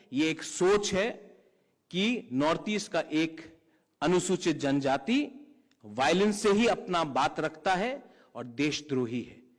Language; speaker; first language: Hindi; non-native, local second language; Kok Borok